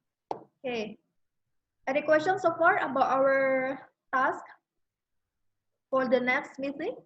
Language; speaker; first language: English; non-native, fluent; Indonesian